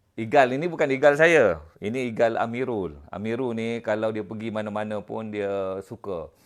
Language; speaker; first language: Malay; native; Malay